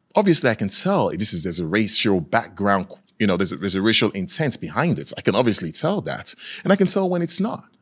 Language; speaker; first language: English; non-native, local second language; Yoruba